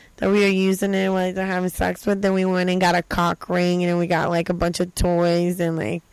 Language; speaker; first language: English; non-native, fluent; Portuguese